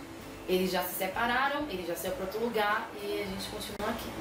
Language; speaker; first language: Portuguese; native; Portuguese